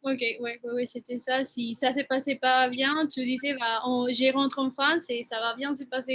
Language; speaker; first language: French; non-native, fluent; Spanish